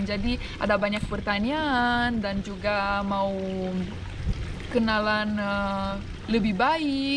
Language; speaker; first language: Indonesian; non-native, fluent; Romanian